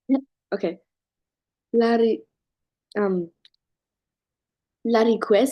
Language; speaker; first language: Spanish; non-native, learner; English